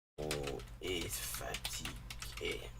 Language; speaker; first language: French; non-native, learner; English